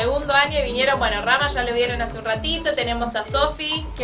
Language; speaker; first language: Spanish; native; Spanish